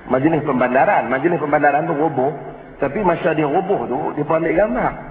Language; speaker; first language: Malay; native; Malay